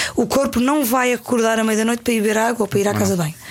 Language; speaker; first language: Portuguese; native; Portuguese